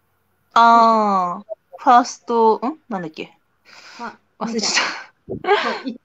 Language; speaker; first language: Japanese; native; Japanese